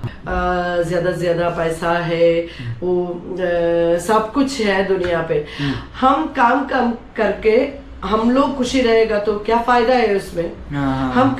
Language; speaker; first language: Hindi; non-native, local second language; Malayalam